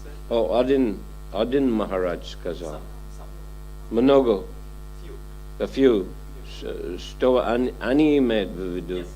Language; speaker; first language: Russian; non-native, fluent; English